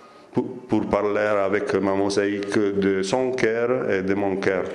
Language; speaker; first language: French; non-native, fluent; Italian